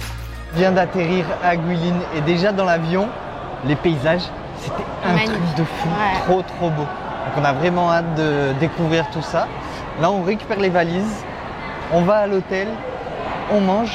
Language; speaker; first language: French; native; French